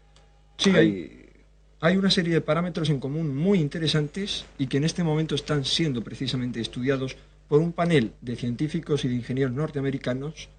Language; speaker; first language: Spanish; native; Spanish